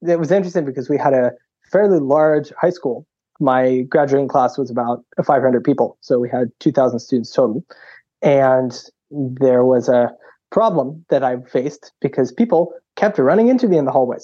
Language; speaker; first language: English; native; English